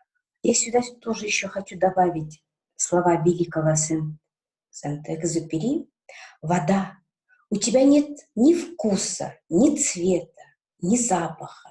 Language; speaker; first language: Russian; non-native, local second language; Kazakh